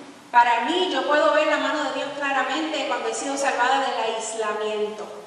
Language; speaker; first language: Spanish; early bilingual, heritage; Spanish